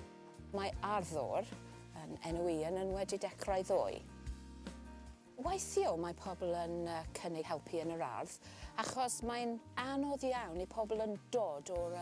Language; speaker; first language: Welsh; non-native, learner; English